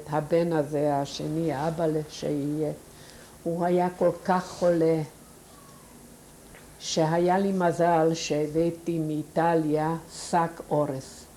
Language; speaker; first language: Hebrew; non-native, fluent; Yiddish